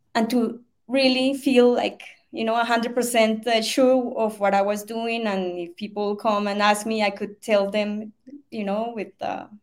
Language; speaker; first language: English; non-native, fluent; Spanish